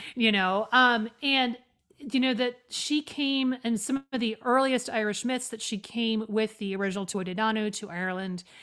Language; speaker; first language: English; native; English